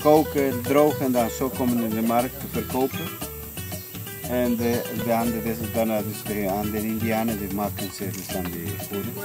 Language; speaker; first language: Dutch; non-native, fluent; Spanish